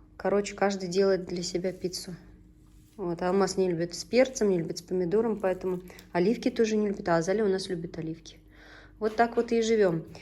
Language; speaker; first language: Russian; non-native, local second language; Tatar